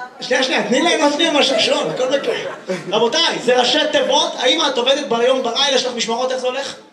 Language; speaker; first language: Hebrew; native; Hebrew